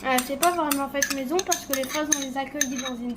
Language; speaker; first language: French; native; French